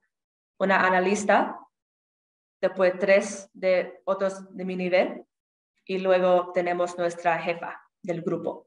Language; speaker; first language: Spanish; non-native, fluent; English